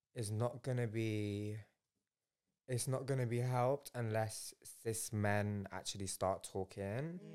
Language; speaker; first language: English; native; English